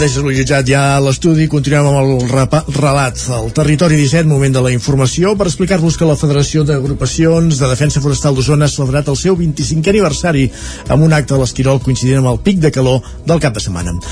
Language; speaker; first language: Catalan; native; Catalan